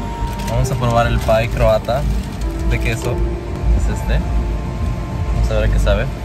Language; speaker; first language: Spanish; native; Spanish